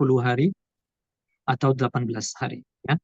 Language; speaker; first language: Indonesian; non-native, learner; Portuguese